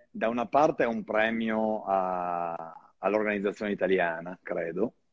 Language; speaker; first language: Italian; native; Italian